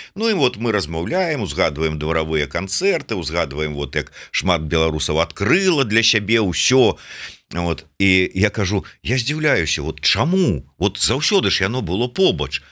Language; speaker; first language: Belarusian; non-native, local second language; Russian